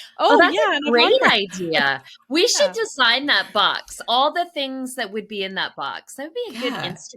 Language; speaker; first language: English; native; English